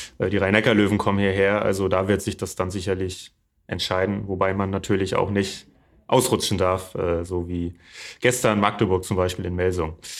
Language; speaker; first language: German; native; German